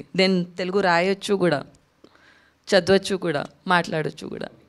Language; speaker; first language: Telugu; non-native, local second language; Hindi